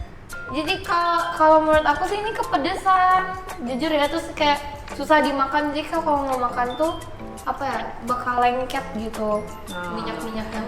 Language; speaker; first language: Indonesian; early bilingual, other home language; Japanese